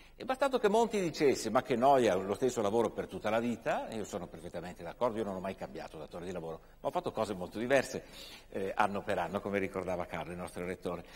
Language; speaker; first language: Italian; native; Italian